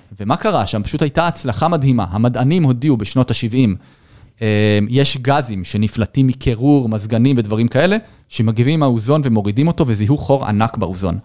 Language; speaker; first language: Hebrew; native; Hebrew